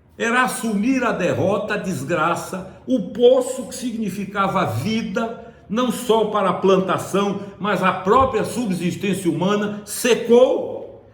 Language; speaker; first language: Portuguese; native; Portuguese